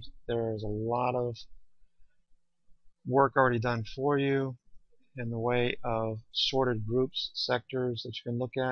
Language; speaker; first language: English; native; English